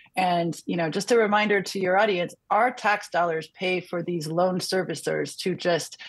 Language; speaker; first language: English; native; English